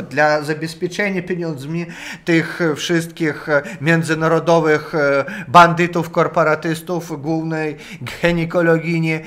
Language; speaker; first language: Polish; non-native, fluent; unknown